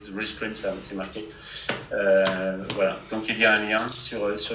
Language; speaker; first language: French; native; French